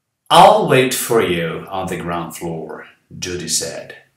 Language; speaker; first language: English; non-native, fluent; Portuguese